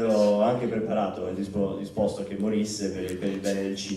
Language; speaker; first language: Italian; native; Italian